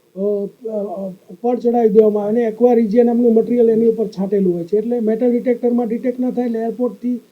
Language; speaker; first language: Gujarati; native; Gujarati